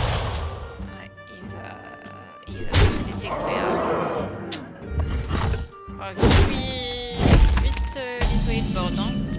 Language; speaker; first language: French; native; French